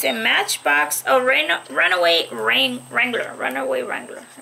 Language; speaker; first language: Spanish; native; Spanish